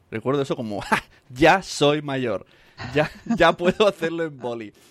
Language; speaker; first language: Spanish; native; Spanish